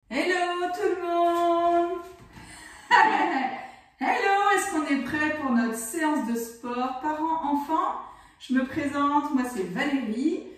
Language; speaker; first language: French; native; French